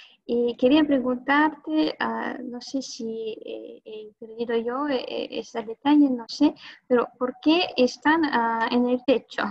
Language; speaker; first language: Spanish; non-native, fluent; Russian